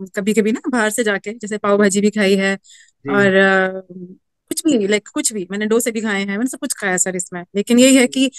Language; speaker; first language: Hindi; native; Hindi